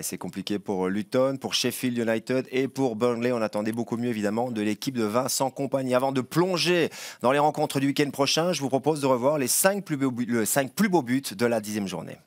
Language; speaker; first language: French; native; French